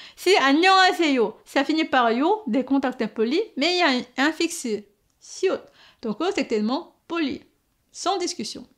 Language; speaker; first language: French; non-native, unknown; Korean